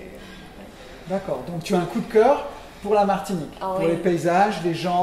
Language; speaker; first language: French; native; French